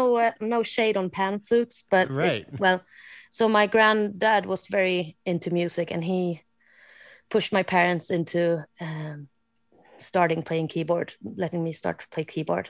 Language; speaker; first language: English; non-native, fluent; Swedish